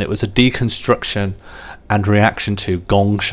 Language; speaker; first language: English; native; English